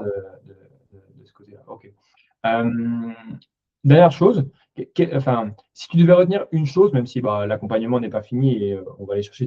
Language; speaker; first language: French; native; French